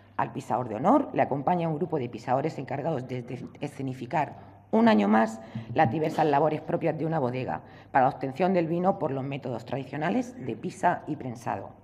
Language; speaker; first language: Spanish; native; Spanish